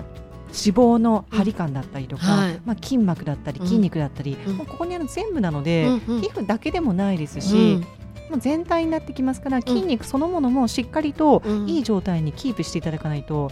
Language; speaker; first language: Japanese; native; Japanese